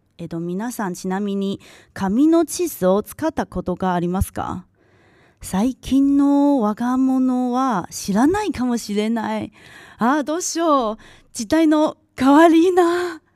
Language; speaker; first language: Japanese; non-native, local second language; Chinese